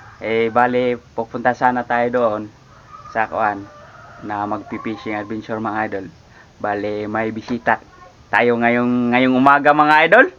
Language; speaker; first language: Filipino; native; Filipino